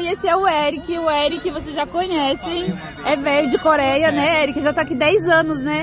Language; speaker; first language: Portuguese; native; Portuguese